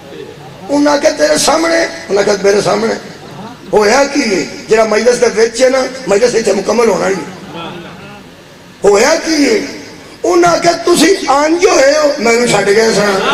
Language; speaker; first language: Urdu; non-native, local second language; Punjabi